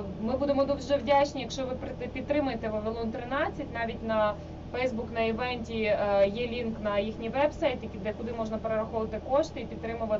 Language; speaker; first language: Ukrainian; native; Ukrainian